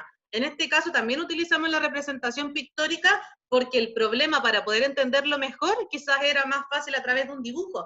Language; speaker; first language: Spanish; native; Spanish